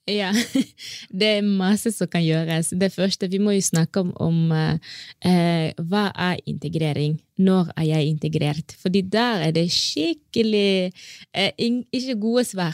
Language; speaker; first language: Norwegian; non-native, fluent; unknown